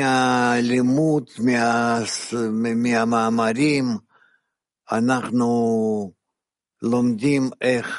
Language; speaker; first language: Hebrew; non-native, fluent; Russian